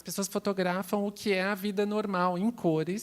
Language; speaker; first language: Portuguese; native; Portuguese